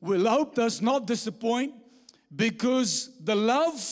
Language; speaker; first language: English; non-native, local second language; Afrikaans